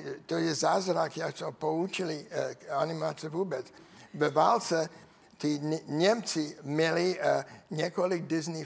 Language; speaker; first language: Czech; non-native, learner; English